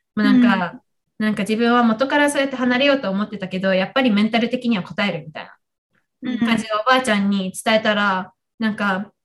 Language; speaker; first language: Japanese; native; Japanese